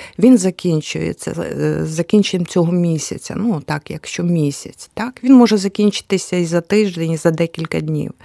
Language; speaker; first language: Ukrainian; native; Ukrainian